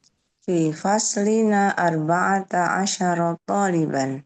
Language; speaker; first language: Arabic; non-native, learner; Indonesian